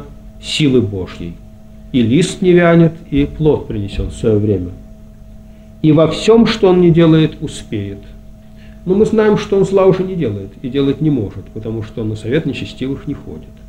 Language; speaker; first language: Russian; native; Russian